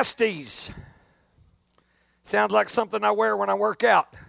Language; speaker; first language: English; native; English